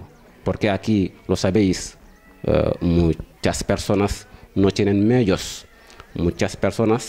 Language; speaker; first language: Spanish; non-native, fluent; Wolof